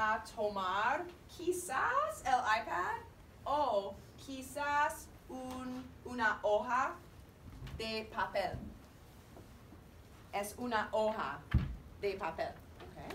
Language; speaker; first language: Spanish; non-native, fluent; English